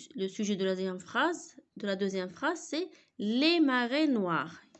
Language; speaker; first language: French; non-native, local second language; Arabic